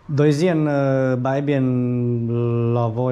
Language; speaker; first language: Vietnamese; non-native, fluent; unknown